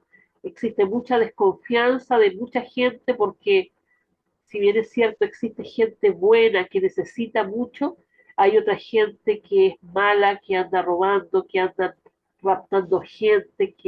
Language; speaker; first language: Spanish; native; Spanish